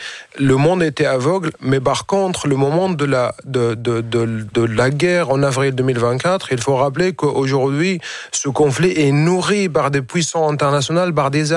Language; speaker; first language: French; non-native, fluent; Arabic